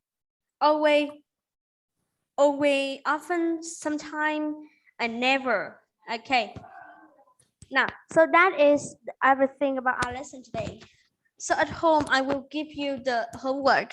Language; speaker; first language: English; non-native, fluent; Vietnamese